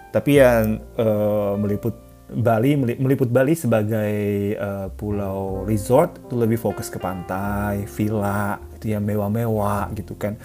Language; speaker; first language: Indonesian; non-native, fluent; Japanese